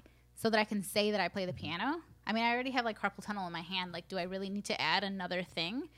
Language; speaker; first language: English; early bilingual, other home language; Spanish